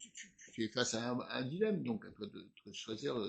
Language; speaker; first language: French; native; French